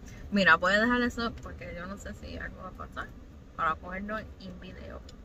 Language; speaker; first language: Spanish; early bilingual, other home language; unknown